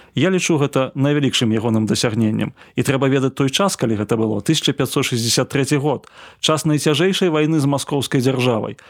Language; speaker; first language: Belarusian; native; Belarusian